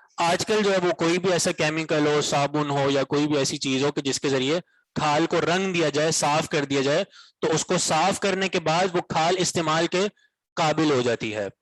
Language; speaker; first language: Urdu; native; Urdu